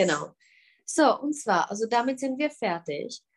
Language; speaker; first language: German; non-native, fluent; Czech